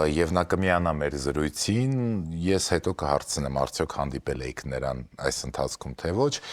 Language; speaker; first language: Armenian; native; Armenian